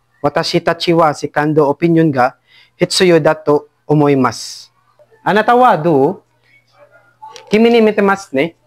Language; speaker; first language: Japanese; non-native, learner; Filipino